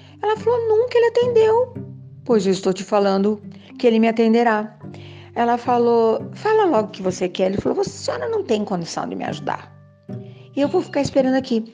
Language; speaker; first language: Portuguese; native; Portuguese